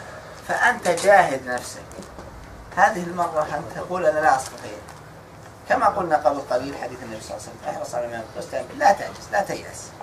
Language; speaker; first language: Arabic; native; Arabic